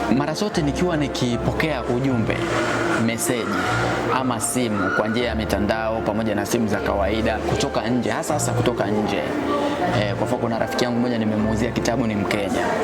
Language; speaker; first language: Swahili; native; Swahili